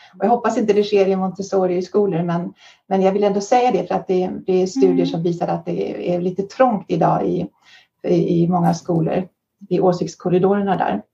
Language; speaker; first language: Swedish; early bilingual, heritage; Swedish